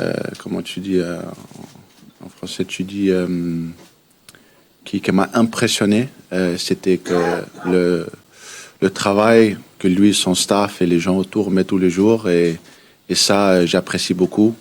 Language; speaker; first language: French; early bilingual, heritage; French